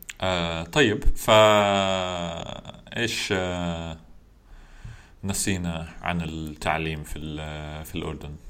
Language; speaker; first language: Arabic; non-native, learner; English